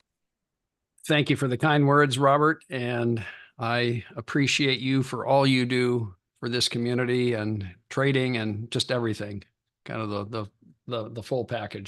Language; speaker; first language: English; native; English